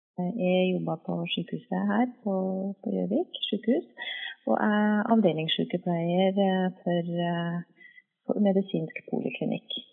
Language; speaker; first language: Norwegian; native; Norwegian